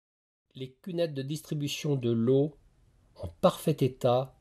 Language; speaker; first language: French; native; French